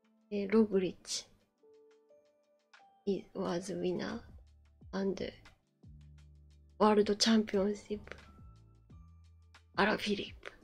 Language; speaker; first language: English; non-native, learner; Japanese